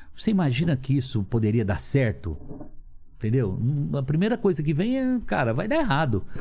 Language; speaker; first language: Portuguese; native; Portuguese